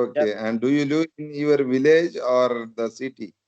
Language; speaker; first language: English; non-native, local second language; Marathi